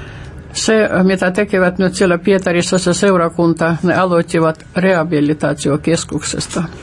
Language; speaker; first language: Finnish; non-native, fluent; Russian